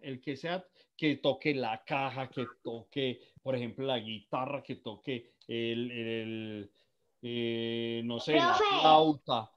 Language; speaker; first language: Spanish; native; Spanish